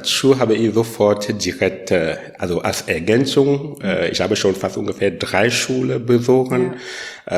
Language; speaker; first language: German; non-native, learner; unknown